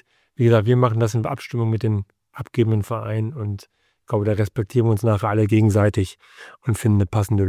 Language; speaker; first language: German; native; German